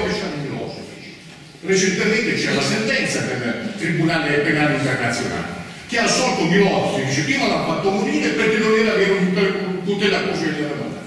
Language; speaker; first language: Italian; native; Italian